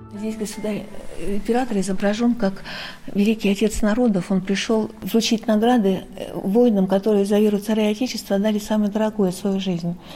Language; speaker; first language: Russian; native; Russian